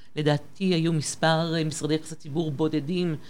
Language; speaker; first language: Hebrew; non-native, fluent; French